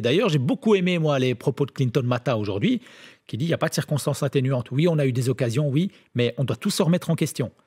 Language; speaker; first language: French; native; French